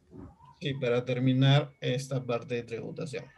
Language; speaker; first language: Spanish; native; Spanish